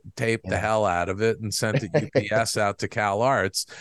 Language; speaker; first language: English; native; English